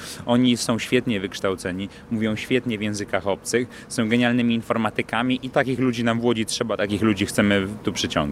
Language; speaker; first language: Polish; native; Polish